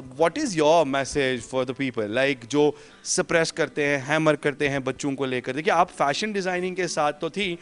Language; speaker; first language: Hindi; non-native, local second language; Kashmiri